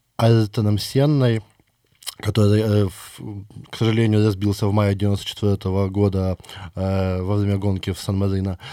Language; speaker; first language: Russian; native; Russian